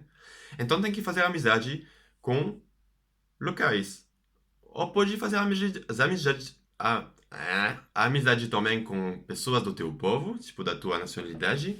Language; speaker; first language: Portuguese; non-native, fluent; French